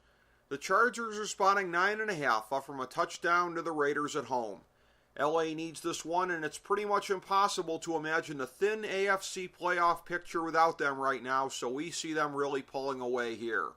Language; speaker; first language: English; native; English